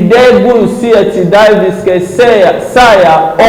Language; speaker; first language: Danish; non-native, fluent; French